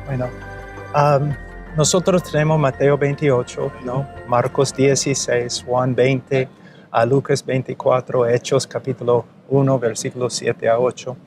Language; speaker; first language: Spanish; non-native, fluent; English